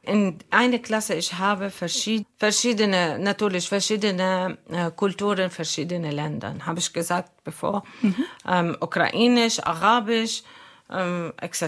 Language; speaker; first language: German; non-native, fluent; Arabic